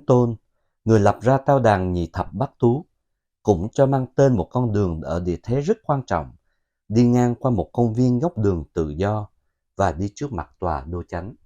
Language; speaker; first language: Vietnamese; native; Vietnamese